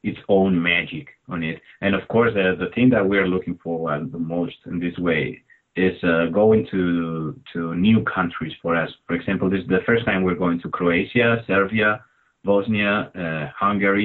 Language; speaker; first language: English; non-native, fluent; Spanish